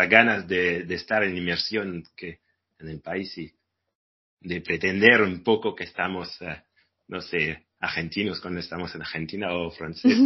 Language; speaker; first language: Spanish; non-native, fluent; French